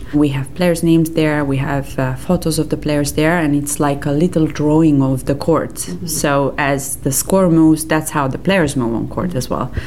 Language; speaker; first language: English; non-native, fluent; Serbian